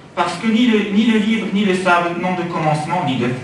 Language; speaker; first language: French; non-native, local second language; Arabic